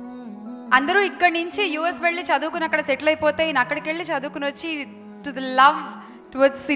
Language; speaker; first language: Telugu; native; Telugu